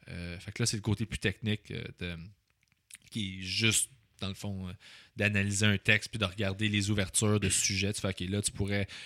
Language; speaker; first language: French; native; French